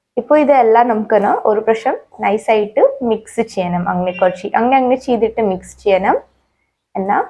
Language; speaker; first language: Malayalam; non-native, local second language; Hindi